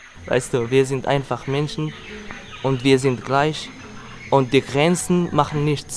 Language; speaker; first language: German; non-native, learner; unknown